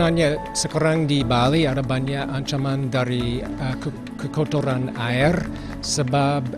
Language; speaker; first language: Indonesian; non-native, fluent; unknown